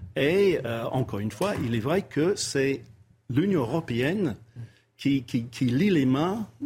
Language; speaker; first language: French; non-native, fluent; English